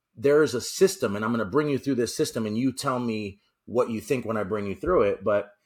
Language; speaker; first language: English; native; English